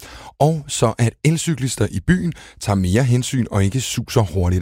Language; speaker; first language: Danish; native; Danish